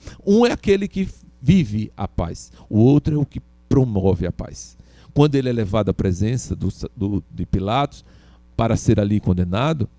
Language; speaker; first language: Portuguese; native; Portuguese